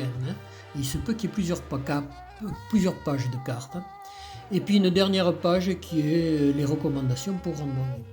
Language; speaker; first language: French; native; French